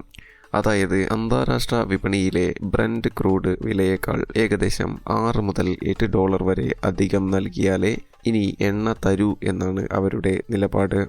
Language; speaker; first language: Malayalam; native; Malayalam